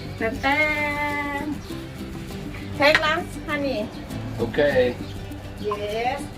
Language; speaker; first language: English; non-native, learner; Thai